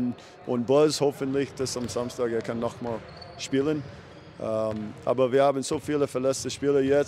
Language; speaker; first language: German; non-native, learner; English